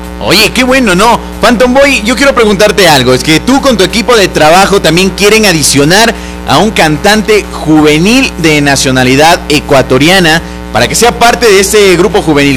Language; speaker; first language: Spanish; native; Spanish